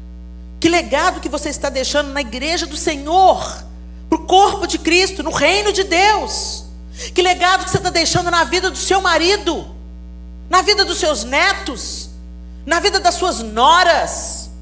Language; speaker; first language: Portuguese; native; Portuguese